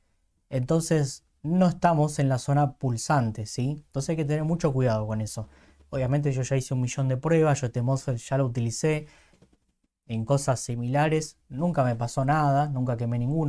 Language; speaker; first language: Spanish; native; Spanish